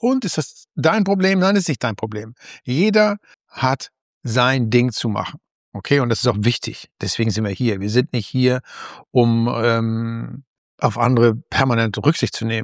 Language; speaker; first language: German; native; German